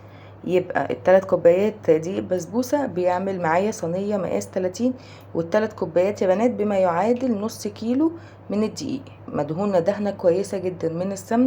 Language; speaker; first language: Arabic; native; Arabic